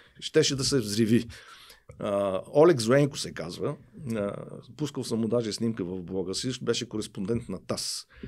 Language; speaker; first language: Bulgarian; native; Bulgarian